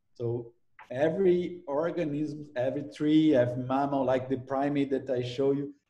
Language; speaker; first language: English; non-native, fluent; Portuguese